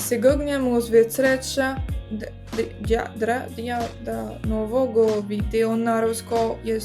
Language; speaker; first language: Russian; non-native, learner; French